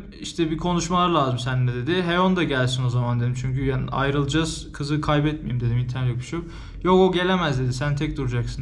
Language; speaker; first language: Turkish; native; Turkish